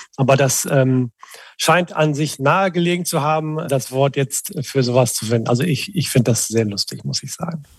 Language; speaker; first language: German; native; German